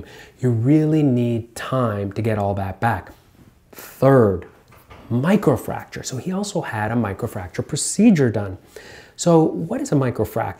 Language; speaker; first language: English; native; English